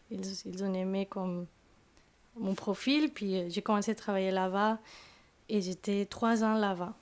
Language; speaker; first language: French; non-native, fluent; Spanish